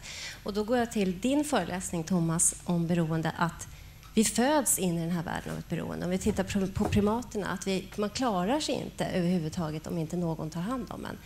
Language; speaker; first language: Swedish; native; Swedish